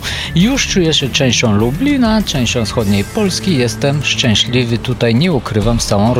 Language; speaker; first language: Polish; non-native, fluent; Bulgarian